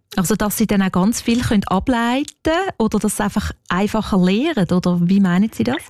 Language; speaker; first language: German; native; German